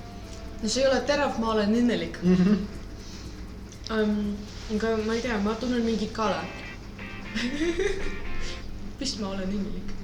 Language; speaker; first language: Estonian; non-native, local second language; Russian